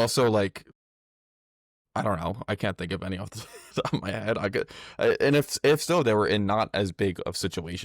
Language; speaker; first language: English; native; English